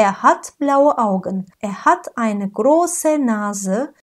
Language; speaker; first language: German; non-native, fluent; Turkish